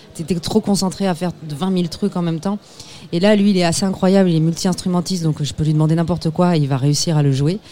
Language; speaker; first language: French; early bilingual, other home language; Spanish